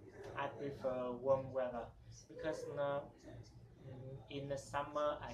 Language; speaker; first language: English; non-native, learner; Vietnamese